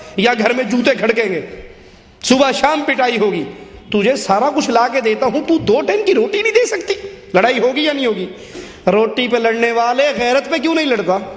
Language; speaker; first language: Urdu; non-native, local second language; Punjabi